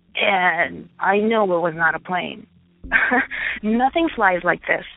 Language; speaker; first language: English; non-native, fluent; Ukrainian